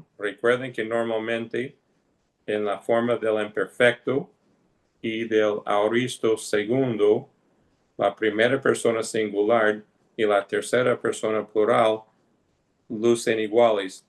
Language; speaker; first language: Spanish; non-native, fluent; English